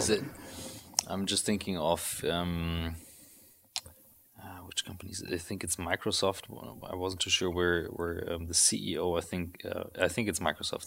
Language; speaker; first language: English; non-native, fluent; German